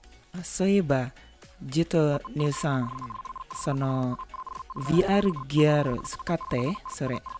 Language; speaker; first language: Japanese; non-native, learner; Indonesian